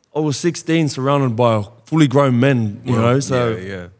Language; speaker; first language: English; native; English